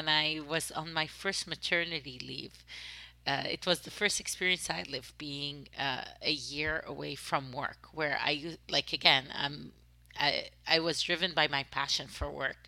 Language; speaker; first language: English; non-native, fluent; French